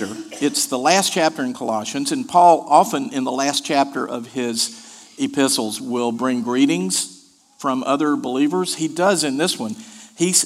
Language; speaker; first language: English; native; English